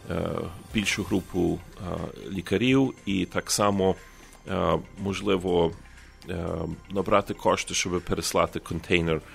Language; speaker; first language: Ukrainian; early bilingual, heritage; Ukrainian